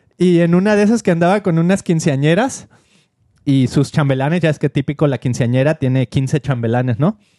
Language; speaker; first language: Spanish; native; Spanish